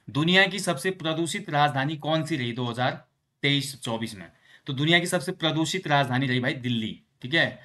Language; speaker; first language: Hindi; native; Hindi